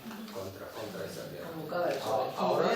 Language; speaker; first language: Spanish; non-native, fluent; Russian